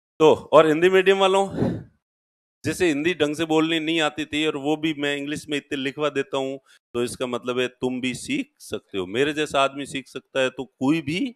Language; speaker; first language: Hindi; non-native, local second language; Marwari